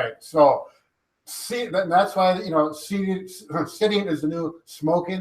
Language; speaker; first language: English; native; English